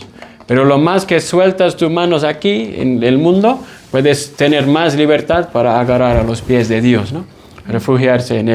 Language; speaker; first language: Spanish; non-native, fluent; English